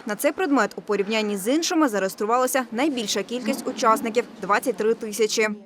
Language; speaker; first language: Ukrainian; native; Ukrainian